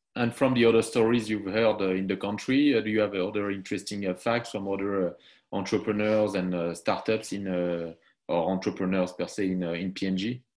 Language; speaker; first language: English; non-native, fluent; French